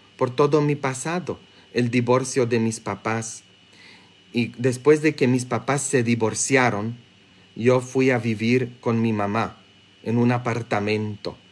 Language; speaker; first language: Spanish; non-native, fluent; English